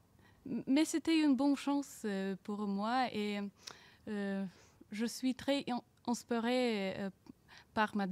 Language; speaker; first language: French; non-native, learner; Ukrainian